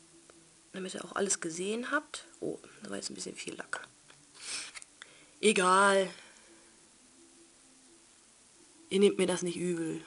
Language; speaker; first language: German; native; German